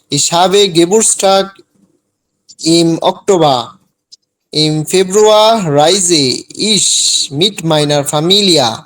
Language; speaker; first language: German; non-native, learner; Bangla